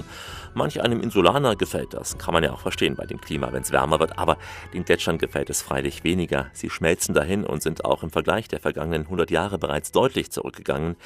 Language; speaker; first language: German; native; German